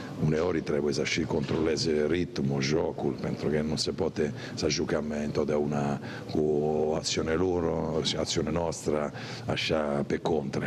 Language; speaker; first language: Romanian; non-native, fluent; Italian